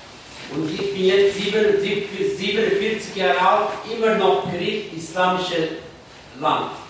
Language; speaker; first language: German; non-native, learner; Kurdish